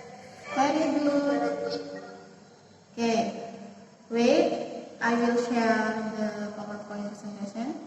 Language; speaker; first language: English; non-native, fluent; Indonesian